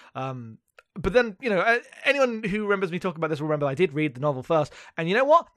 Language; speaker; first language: English; native; English